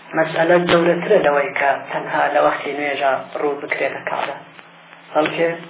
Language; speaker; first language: Central Kurdish; non-native, local second language; Gurani